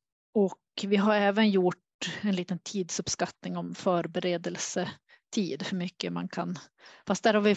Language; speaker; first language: Swedish; native; Swedish